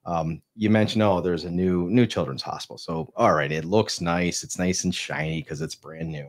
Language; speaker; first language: English; native; English